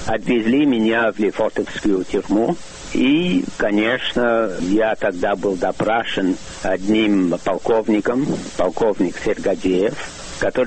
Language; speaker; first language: Russian; non-native, fluent; English